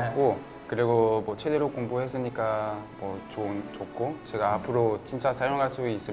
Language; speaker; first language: Korean; non-native, fluent; French